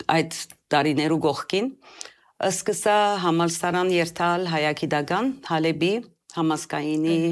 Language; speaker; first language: Armenian; early bilingual, heritage; Armenian